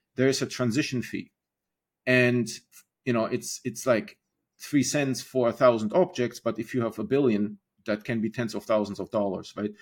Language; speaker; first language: English; non-native, fluent; German